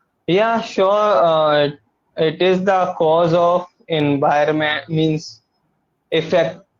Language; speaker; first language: English; non-native, learner; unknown